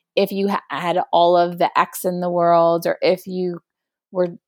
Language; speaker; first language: English; native; English